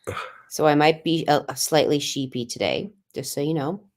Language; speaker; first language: English; native; English